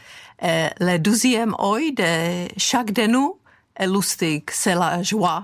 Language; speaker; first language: French; non-native, learner; Czech